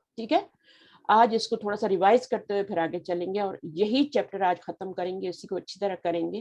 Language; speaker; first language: Urdu; native; Urdu